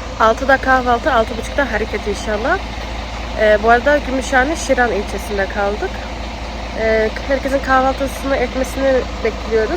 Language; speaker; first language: Turkish; early bilingual, heritage; Turkish